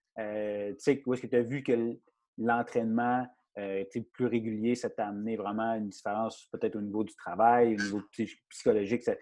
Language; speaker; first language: French; native; French